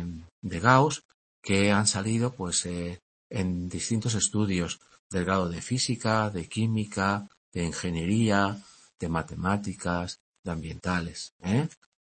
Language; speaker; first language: Spanish; native; Spanish